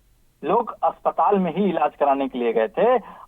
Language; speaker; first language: Hindi; native; Hindi